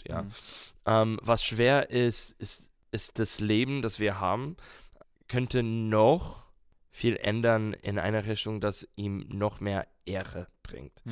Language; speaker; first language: German; non-native, fluent; English